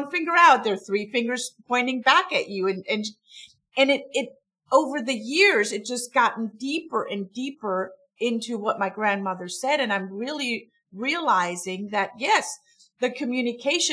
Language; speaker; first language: English; non-native, fluent; German